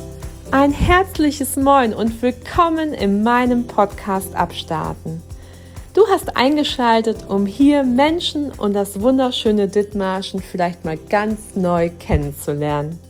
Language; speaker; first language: German; native; German